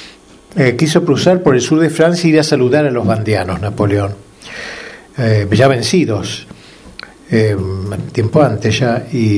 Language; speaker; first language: Spanish; native; Spanish